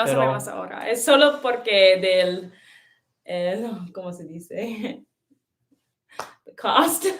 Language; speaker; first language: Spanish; non-native, learner; English